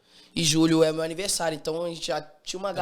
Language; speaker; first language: Portuguese; native; Portuguese